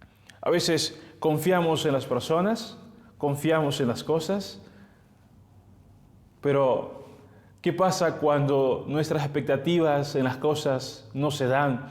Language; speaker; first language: Spanish; native; Spanish